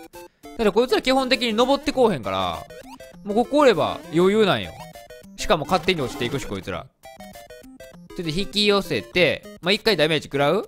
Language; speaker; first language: Japanese; native; Japanese